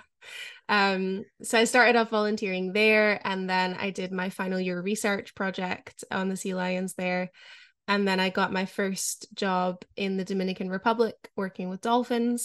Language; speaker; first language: English; native; English